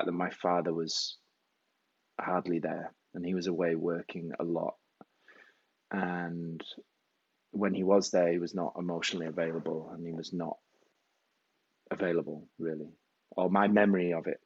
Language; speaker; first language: English; native; English